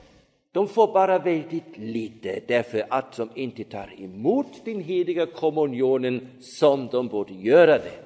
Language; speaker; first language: Swedish; non-native, fluent; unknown